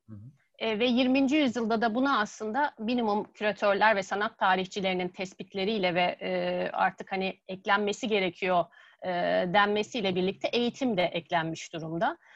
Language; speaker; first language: Turkish; native; Turkish